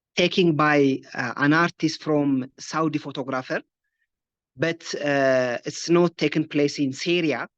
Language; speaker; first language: English; non-native, local second language; Amharic